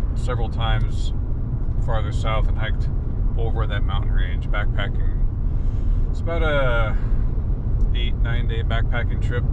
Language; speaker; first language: English; native; English